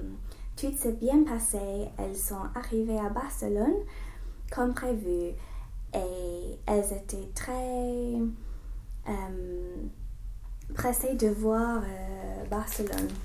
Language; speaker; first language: French; non-native, learner; English